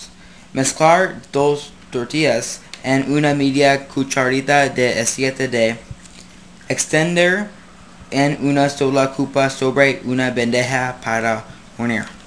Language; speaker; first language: Spanish; non-native, learner; English